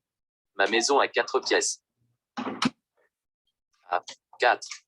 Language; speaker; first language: French; non-native, learner; Vietnamese